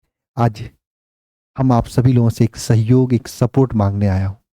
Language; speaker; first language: Hindi; native; Hindi